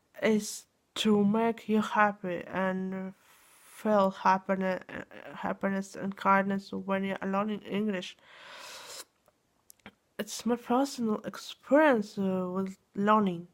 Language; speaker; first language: English; non-native, learner; Russian